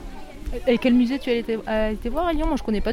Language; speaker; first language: French; native; French